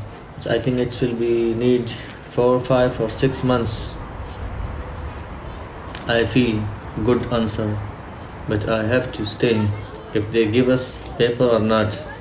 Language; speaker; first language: English; non-native, learner; Pashto